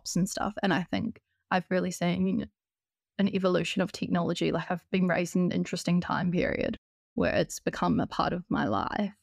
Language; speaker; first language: English; native; English